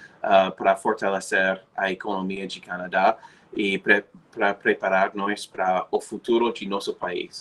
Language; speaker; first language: Portuguese; non-native, fluent; English